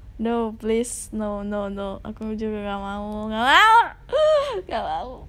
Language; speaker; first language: Indonesian; native; Indonesian